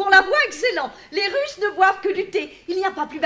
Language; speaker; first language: French; native; French